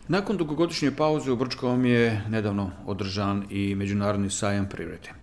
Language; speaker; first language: Croatian; native; Croatian